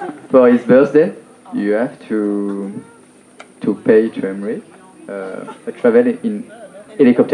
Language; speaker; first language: English; non-native, learner; French